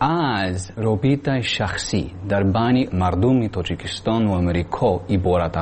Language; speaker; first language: Persian; non-native, learner; English